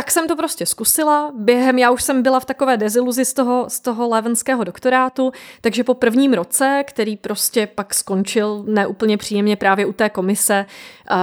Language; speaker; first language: Czech; native; Czech